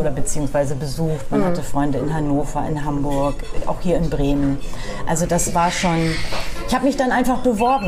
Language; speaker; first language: German; native; German